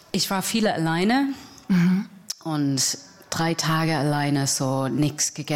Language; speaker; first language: German; non-native, fluent; English